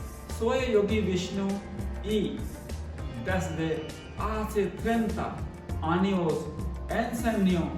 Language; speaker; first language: Spanish; non-native, learner; Hindi